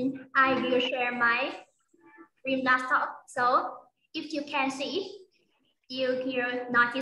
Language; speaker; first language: English; non-native, fluent; Vietnamese